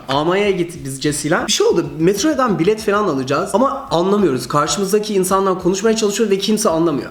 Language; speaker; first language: Turkish; early bilingual, heritage; Turkish